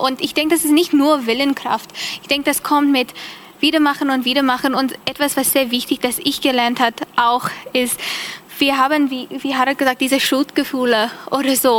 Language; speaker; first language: German; non-native, learner; English